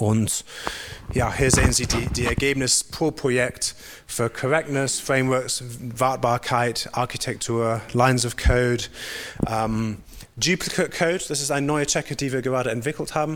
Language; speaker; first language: German; non-native, fluent; English